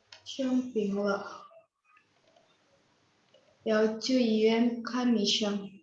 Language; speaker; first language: Chinese; non-native, learner; Indonesian